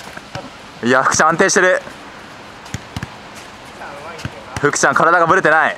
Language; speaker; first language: Japanese; native; Japanese